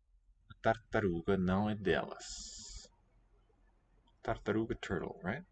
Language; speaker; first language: Portuguese; non-native, learner; English